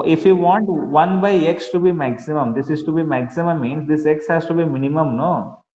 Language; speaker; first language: English; non-native, local second language; Kannada